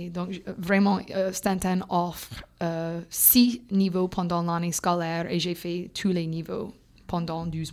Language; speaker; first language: French; non-native, fluent; English